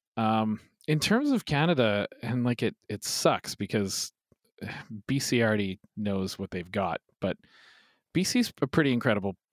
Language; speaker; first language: English; native; English